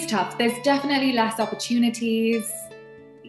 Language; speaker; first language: English; native; English